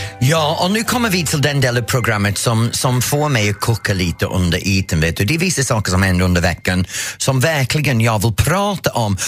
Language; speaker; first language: Swedish; non-native, fluent; English